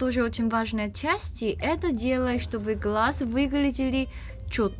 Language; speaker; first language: Russian; non-native, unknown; Korean